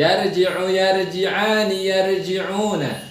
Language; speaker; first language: Arabic; non-native, fluent; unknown